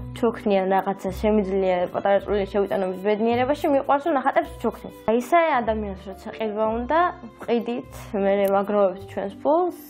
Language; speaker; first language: Georgian; native; Georgian